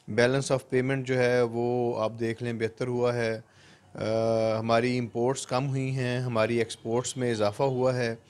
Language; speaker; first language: Urdu; non-native, local second language; Punjabi